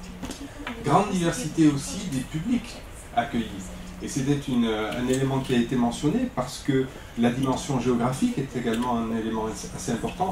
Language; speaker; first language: French; native; French